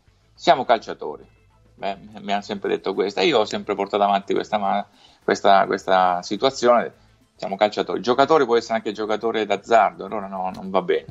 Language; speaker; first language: Italian; native; Italian